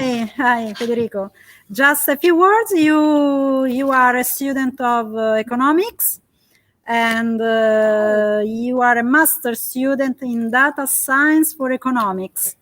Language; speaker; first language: English; non-native, fluent; Italian